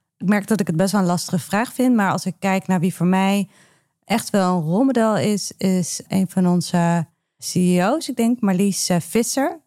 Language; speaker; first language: Dutch; early bilingual, other home language; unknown